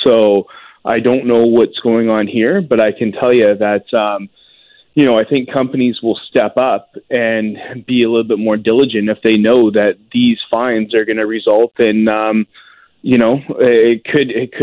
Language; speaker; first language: English; native; English